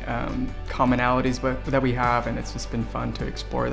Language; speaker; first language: English; native; English